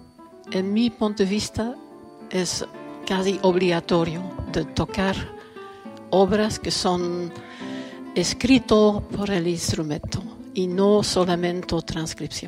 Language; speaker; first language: Spanish; non-native, fluent; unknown